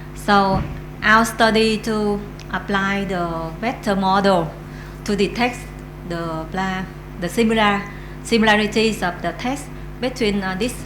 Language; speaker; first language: English; non-native, learner; Vietnamese